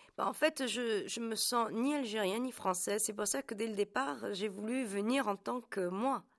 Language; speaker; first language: French; native; French